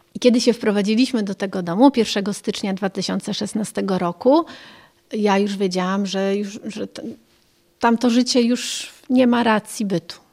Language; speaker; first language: Polish; early bilingual, other home language; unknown